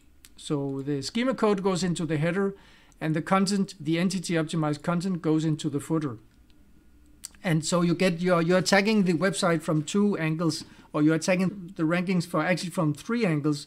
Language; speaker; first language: English; non-native, fluent; Danish